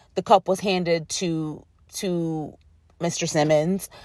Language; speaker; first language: English; native; English